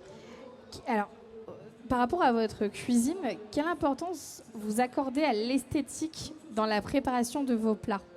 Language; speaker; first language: French; native; French